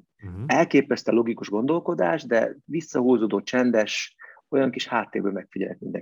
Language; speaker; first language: Hungarian; native; Hungarian